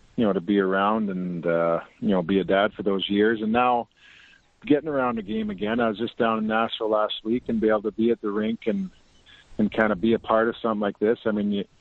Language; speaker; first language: English; native; English